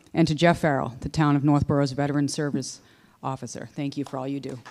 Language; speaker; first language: English; native; English